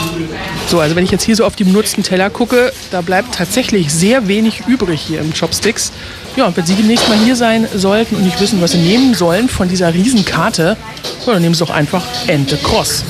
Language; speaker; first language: German; native; German